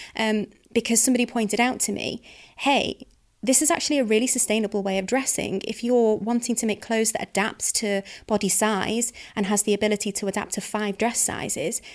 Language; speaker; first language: English; native; English